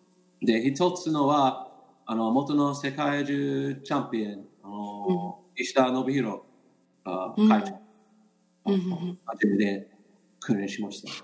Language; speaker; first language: Japanese; non-native, learner; English